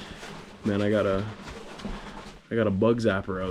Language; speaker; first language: English; native; English